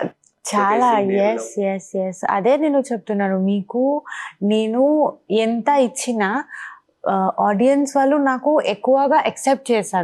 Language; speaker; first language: Telugu; non-native, local second language; Bangla